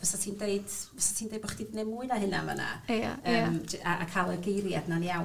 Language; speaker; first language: Welsh; native; Welsh